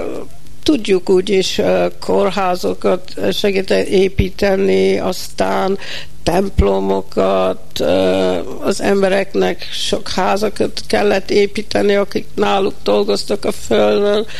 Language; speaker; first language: Hungarian; early bilingual, heritage; Hungarian